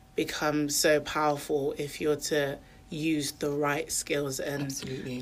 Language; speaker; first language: English; native; English